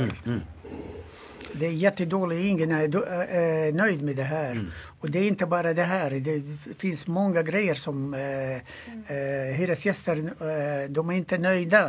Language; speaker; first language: Swedish; non-native, fluent; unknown